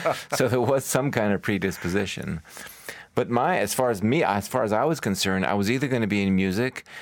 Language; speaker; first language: English; native; English